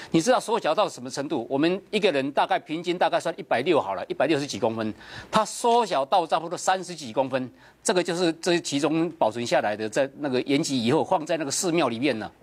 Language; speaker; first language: Chinese; native; Chinese